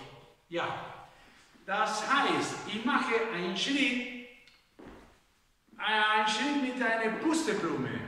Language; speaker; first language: German; non-native, fluent; Spanish